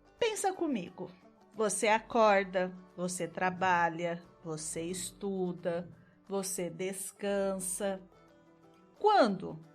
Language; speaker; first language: Portuguese; native; Portuguese